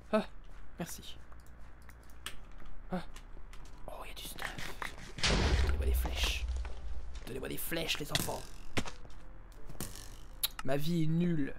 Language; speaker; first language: French; native; French